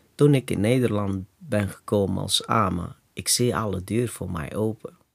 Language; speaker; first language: Dutch; non-native, fluent; Portuguese